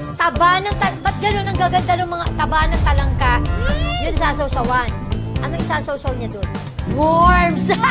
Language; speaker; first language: Filipino; native; Filipino